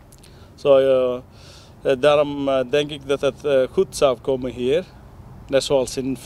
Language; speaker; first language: Dutch; non-native, learner; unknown